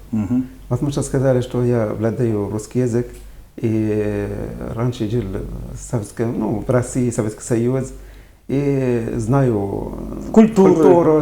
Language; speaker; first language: Russian; non-native, fluent; Arabic